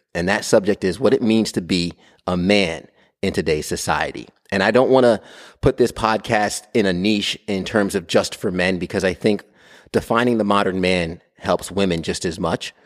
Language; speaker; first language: English; native; English